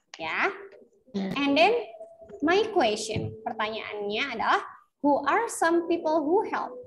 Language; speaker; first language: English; non-native, fluent; Indonesian